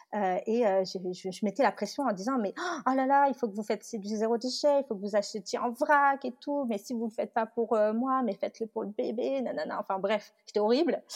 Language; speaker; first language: French; early bilingual, other home language; Tamil